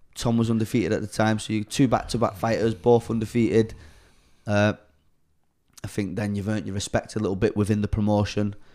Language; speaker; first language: English; native; English